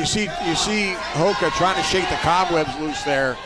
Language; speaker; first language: English; native; English